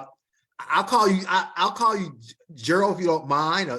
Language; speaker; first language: English; native; English